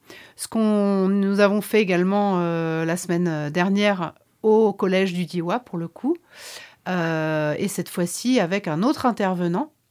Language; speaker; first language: French; native; French